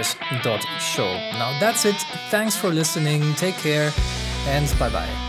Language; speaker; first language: English; non-native, fluent; German